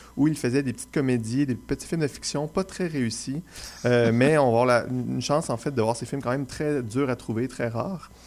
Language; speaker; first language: French; native; French